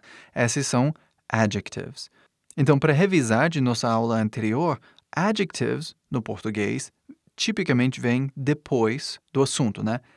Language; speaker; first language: Portuguese; non-native, fluent; English